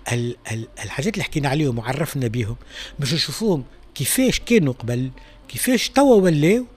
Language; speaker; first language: Arabic; native; Arabic